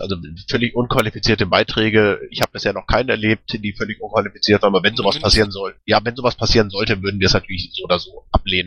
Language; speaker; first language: German; native; German